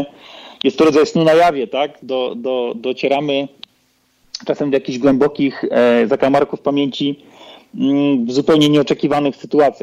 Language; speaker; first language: Polish; native; Polish